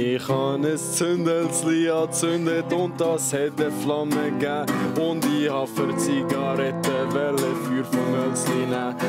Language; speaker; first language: German; early bilingual, other home language; Albanian